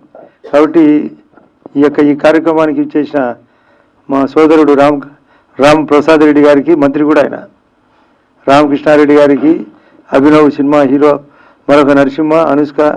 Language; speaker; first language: Telugu; native; Telugu